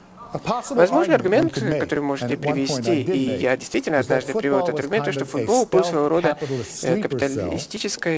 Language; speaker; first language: Russian; native; Russian